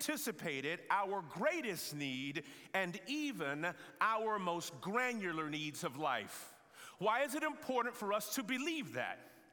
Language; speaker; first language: English; native; English